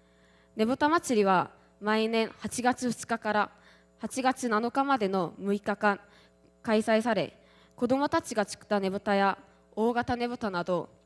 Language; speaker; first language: Japanese; non-native, learner; Korean